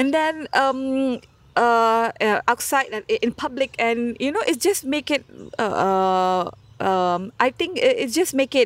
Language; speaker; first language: English; non-native, local second language; Malay